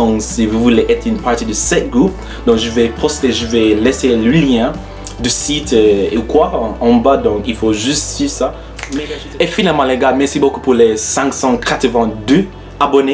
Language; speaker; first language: French; non-native, learner; English